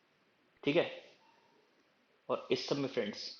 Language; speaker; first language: Hindi; native; Hindi